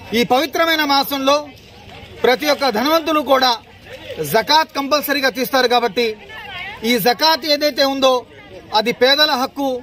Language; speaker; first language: Telugu; non-native, local second language; Urdu